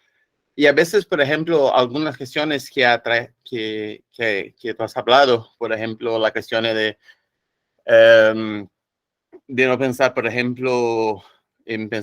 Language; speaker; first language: Spanish; non-native, fluent; Portuguese